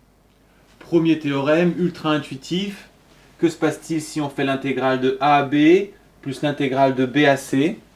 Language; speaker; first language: French; native; French